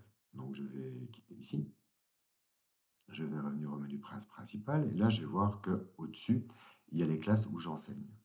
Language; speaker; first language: French; native; French